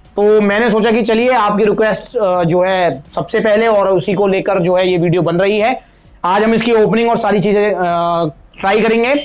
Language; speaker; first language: Hindi; native; Hindi